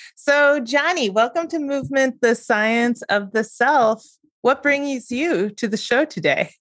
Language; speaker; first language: English; native; English